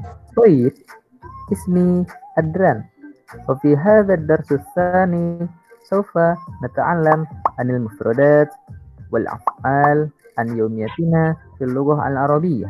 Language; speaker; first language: Arabic; non-native, learner; Indonesian